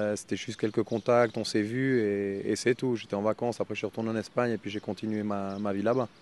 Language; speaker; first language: French; native; French